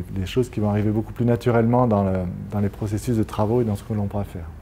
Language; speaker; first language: French; native; French